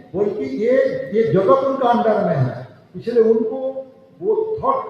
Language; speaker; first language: Hindi; non-native, local second language; Bangla